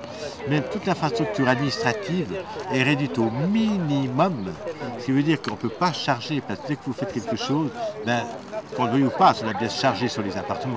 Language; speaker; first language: French; native; French